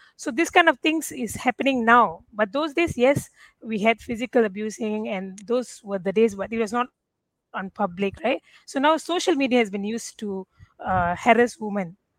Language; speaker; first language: English; non-native, local second language; Tamil